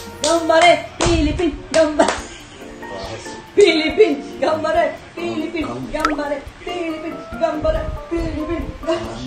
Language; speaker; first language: Japanese; non-native, learner; Filipino